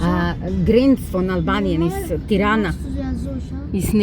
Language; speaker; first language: German; non-native, learner; Macedonian